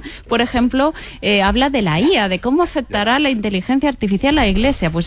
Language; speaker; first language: Spanish; native; Spanish